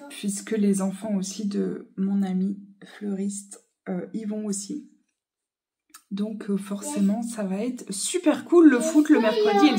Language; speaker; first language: French; native; French